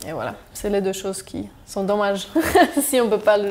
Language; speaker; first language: French; non-native, local second language; German